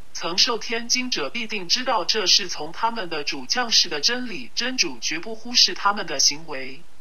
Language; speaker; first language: Chinese; non-native, local second language; Cantonese